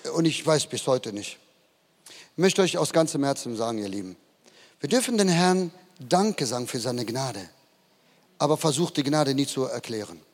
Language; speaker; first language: German; native; German